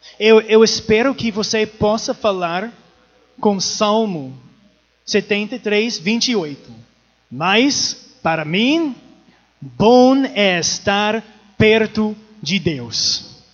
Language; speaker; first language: Portuguese; non-native, learner; English